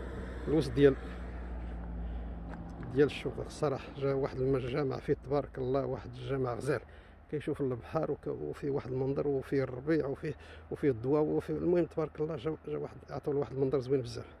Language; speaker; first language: Arabic; native; Arabic